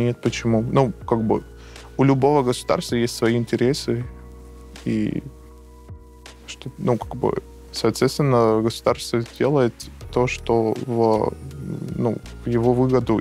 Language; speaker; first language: Russian; non-native, fluent; Persian